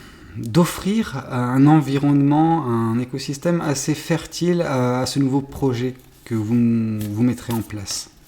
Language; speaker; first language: French; native; French